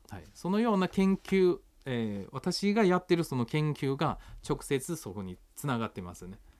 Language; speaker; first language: Japanese; non-native, fluent; Chinese